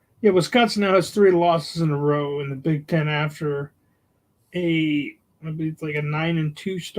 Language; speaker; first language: English; native; English